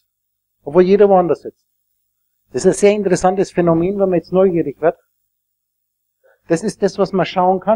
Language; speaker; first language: German; native; German